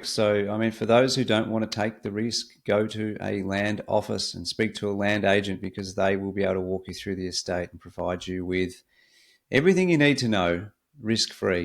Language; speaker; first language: English; native; English